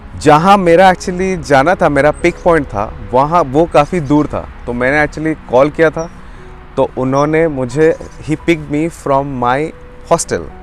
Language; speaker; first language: Hindi; native; Hindi